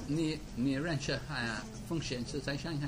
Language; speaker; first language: Chinese; non-native, fluent; English